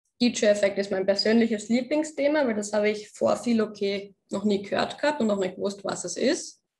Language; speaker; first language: German; native; German